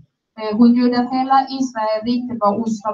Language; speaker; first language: Swedish; non-native, learner; Spanish